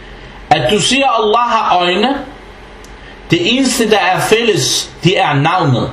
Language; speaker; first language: Danish; early bilingual, other home language; Arabic